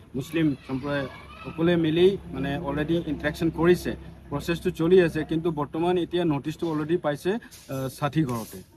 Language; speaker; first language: Assamese; non-native, local second language; Manipuri